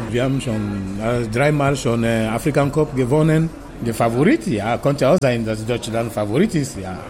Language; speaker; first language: German; non-native, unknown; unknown